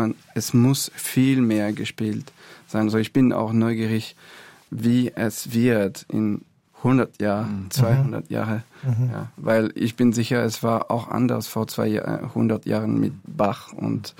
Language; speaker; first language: German; non-native, fluent; French